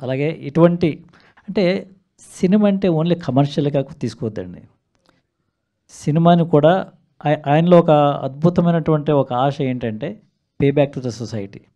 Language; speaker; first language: Telugu; native; Telugu